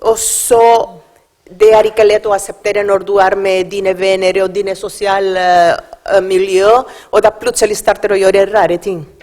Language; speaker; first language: Norwegian; non-native, learner; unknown